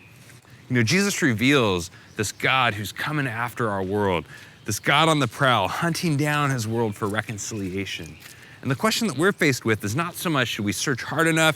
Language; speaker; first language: English; native; English